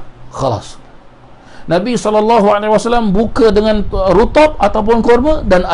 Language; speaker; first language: Malay; native; Malay